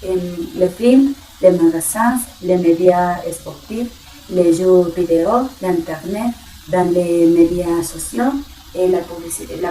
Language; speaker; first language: French; non-native, learner; Spanish